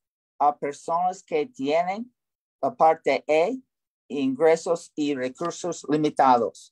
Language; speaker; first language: Spanish; non-native, learner; English